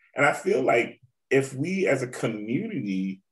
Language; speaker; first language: English; native; English